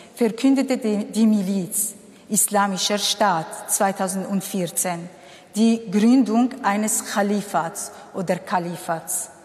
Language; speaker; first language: German; non-native, fluent; Kurdish